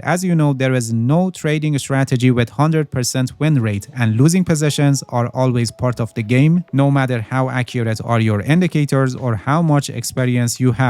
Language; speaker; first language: English; non-native, fluent; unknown